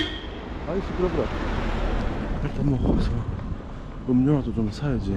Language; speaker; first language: Korean; native; Korean